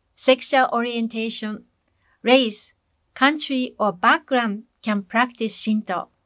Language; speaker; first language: English; non-native, fluent; Japanese